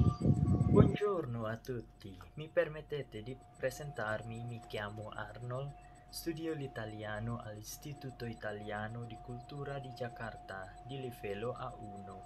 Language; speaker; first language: Italian; non-native, learner; Indonesian